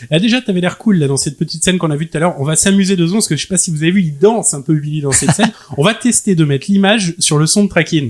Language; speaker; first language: French; native; French